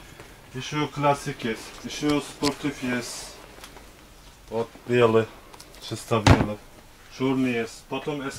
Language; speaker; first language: Russian; non-native, learner; Turkish